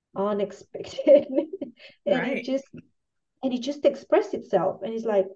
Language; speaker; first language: English; non-native, fluent; Spanish